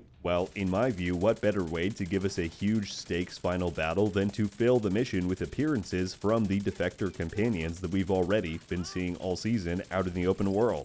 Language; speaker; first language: English; native; English